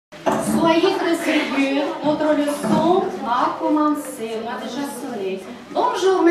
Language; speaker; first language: French; non-native, fluent; Russian